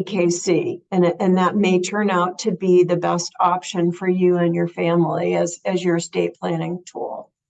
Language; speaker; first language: English; native; English